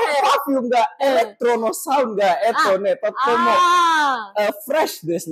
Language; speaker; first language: Japanese; non-native, learner; Indonesian